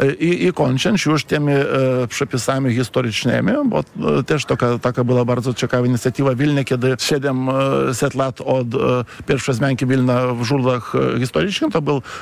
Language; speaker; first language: Polish; non-native, fluent; Lithuanian